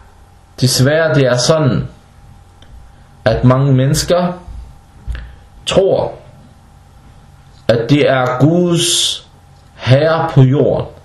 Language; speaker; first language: Danish; non-native, fluent; Arabic